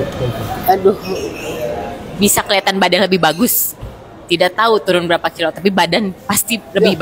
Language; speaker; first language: Indonesian; native; Indonesian